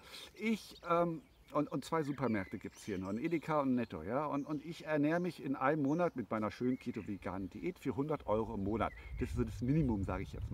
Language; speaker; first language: German; native; German